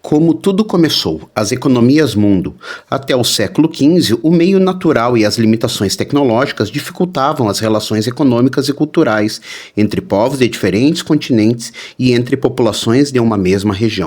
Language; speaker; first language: Portuguese; native; Portuguese